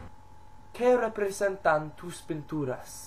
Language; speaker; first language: Spanish; non-native, learner; English